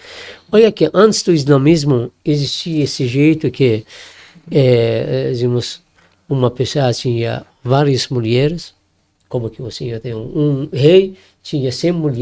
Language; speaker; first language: Portuguese; non-native, learner; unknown